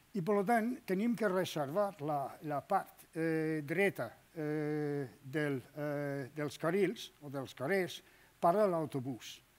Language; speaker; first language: Catalan; non-native, fluent; Danish